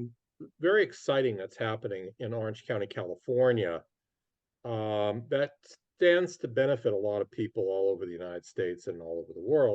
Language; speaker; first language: English; native; English